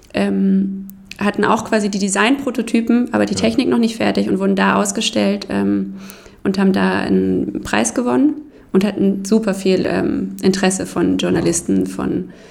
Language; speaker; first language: German; native; German